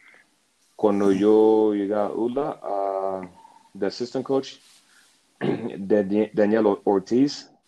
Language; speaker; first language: Spanish; non-native, learner; English